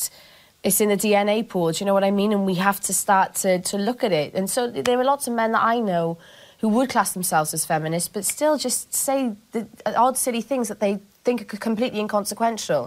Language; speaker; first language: English; native; English